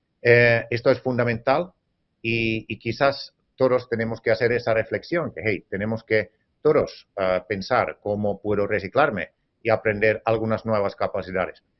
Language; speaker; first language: Spanish; non-native, fluent; Finnish